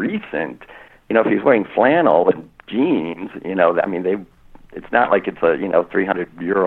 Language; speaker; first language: English; native; English